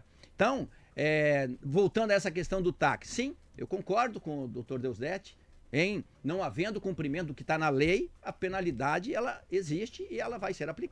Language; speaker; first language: Portuguese; native; Portuguese